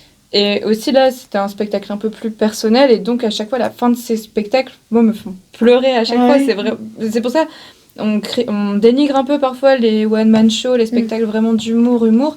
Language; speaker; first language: French; native; French